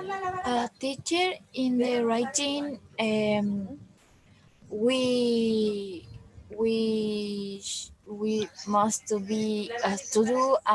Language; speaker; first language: English; non-native, learner; Spanish